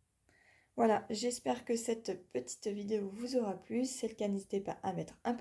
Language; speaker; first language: French; native; French